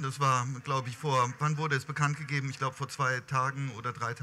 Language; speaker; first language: German; native; German